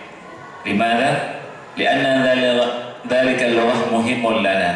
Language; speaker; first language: Arabic; non-native, fluent; Indonesian